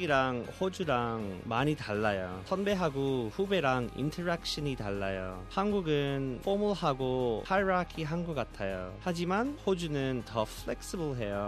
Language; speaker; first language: Korean; early bilingual, heritage; Korean